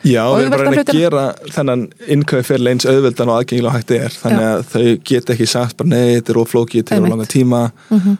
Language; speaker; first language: Icelandic; early bilingual, heritage; Icelandic